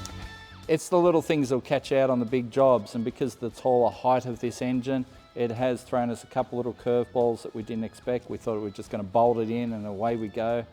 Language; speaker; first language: English; native; English